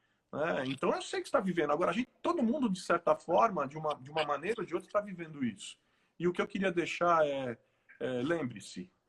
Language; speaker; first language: Portuguese; native; Portuguese